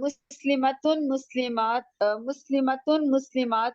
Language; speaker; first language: Arabic; non-native, learner; Urdu